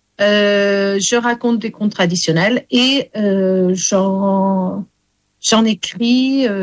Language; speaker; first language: French; early bilingual, heritage; English